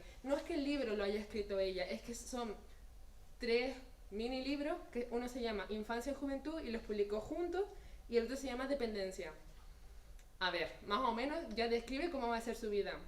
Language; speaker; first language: Spanish; native; Spanish